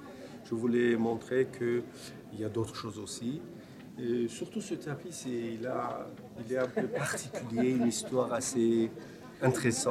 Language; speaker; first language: French; non-native, fluent; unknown